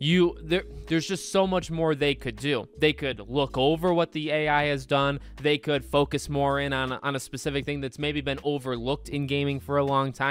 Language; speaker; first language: English; native; English